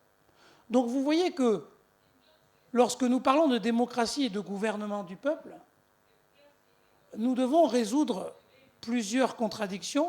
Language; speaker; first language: French; native; French